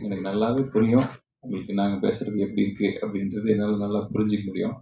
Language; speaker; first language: Tamil; native; Tamil